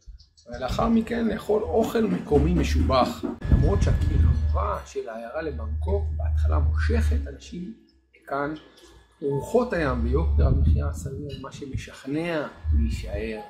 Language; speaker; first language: Hebrew; native; Hebrew